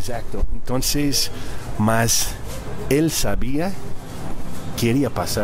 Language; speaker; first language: Spanish; early bilingual, heritage; Spanish